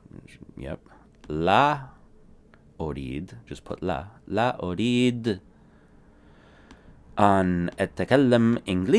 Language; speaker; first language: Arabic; non-native, fluent; English